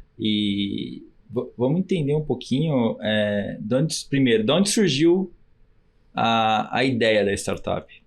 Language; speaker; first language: Portuguese; native; Portuguese